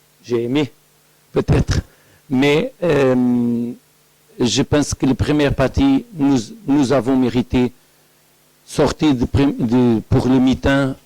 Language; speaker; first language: French; non-native, learner; Portuguese